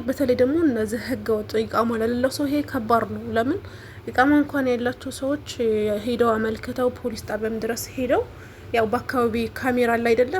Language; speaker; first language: Amharic; native; Amharic